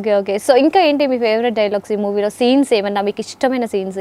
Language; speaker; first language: Telugu; native; Telugu